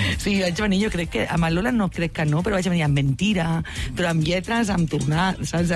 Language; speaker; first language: Catalan; non-native, local second language; Spanish